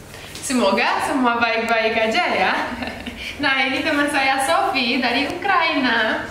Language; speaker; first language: Indonesian; non-native, fluent; Romanian